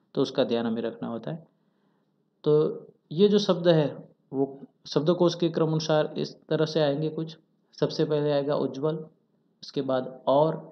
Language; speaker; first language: Hindi; non-native, local second language; Gujarati